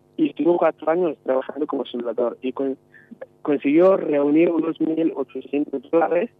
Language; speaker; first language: Spanish; non-native, fluent; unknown